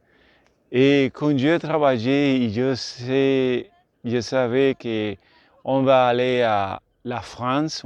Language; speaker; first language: French; non-native, learner; Spanish